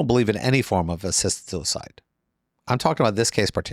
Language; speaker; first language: English; native; English